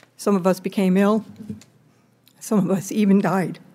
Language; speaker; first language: English; native; English